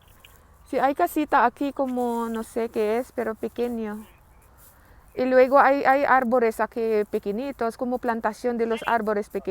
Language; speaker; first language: Spanish; non-native, learner; Filipino